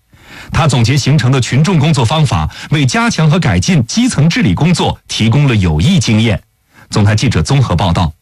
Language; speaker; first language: Chinese; native; Chinese